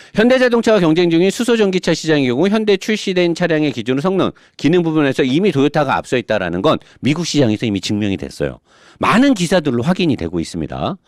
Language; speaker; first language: Korean; native; Korean